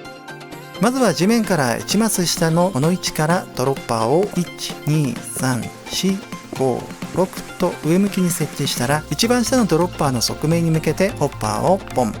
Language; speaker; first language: Japanese; native; Japanese